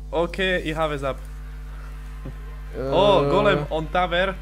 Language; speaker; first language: English; non-native, learner; Slovak